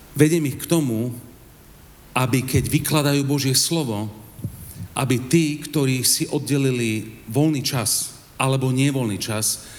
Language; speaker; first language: Slovak; native; Slovak